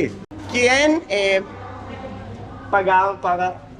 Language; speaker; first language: Spanish; non-native, learner; English